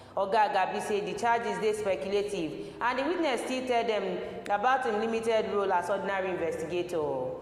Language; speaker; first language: Nigerian Pidgin; non-native, local second language; Yoruba